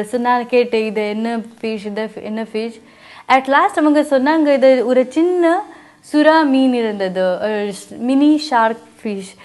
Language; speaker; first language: Tamil; non-native, learner; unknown